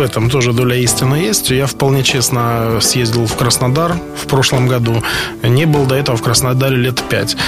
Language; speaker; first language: Russian; native; Russian